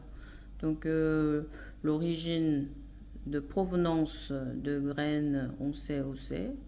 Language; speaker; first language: French; non-native, fluent; Korean